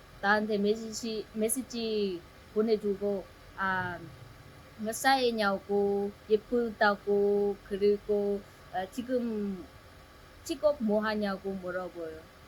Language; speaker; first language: Korean; non-native, learner; Vietnamese